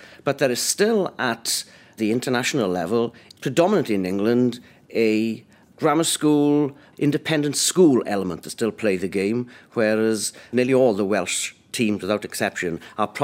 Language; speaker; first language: English; native; English